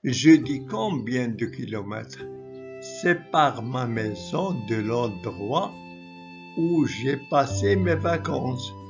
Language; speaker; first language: French; non-native, local second language; Arabic